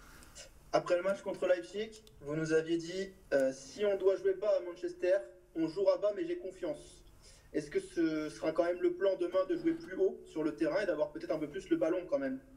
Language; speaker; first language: French; native; French